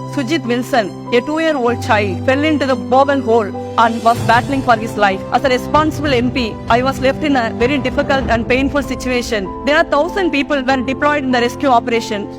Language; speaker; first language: English; non-native, local second language; Tamil